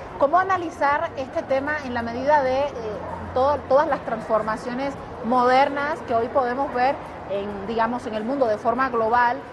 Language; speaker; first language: Spanish; native; Spanish